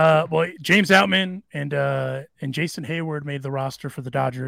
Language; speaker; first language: English; early bilingual, other home language; Spanish